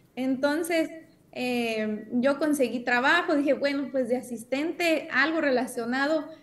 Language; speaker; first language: Spanish; native; Spanish